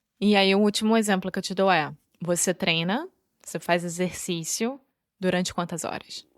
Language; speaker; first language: Portuguese; native; Portuguese